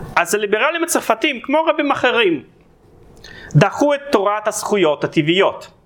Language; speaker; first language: Hebrew; non-native, fluent; Russian